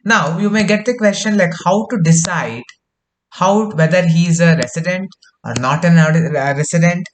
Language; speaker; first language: English; non-native, local second language; Kannada